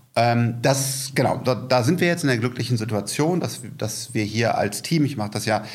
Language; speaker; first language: German; native; German